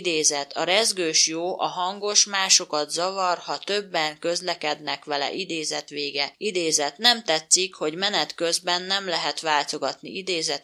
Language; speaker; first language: Hungarian; native; Hungarian